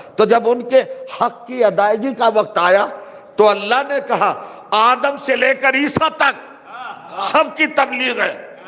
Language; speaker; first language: Urdu; native; Urdu